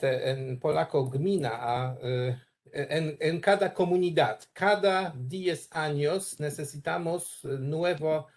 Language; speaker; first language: Spanish; non-native, learner; Polish